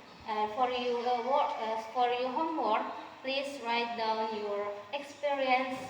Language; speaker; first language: English; non-native, learner; Indonesian